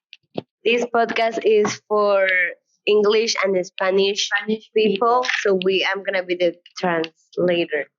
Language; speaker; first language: English; non-native, learner; Spanish